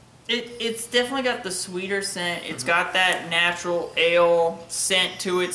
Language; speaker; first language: English; native; English